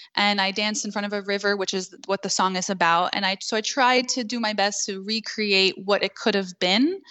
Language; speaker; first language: English; native; English